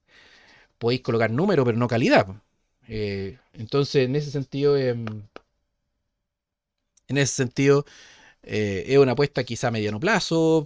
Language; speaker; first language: Spanish; native; Spanish